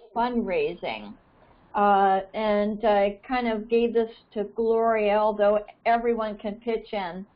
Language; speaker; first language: English; native; English